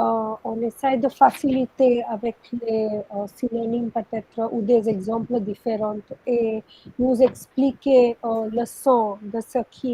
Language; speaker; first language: French; non-native, fluent; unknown